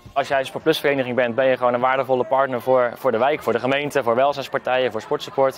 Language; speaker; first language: Dutch; native; Dutch